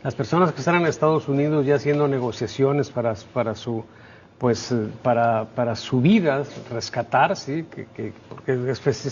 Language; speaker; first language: Spanish; native; Spanish